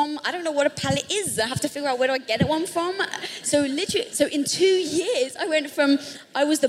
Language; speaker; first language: English; native; English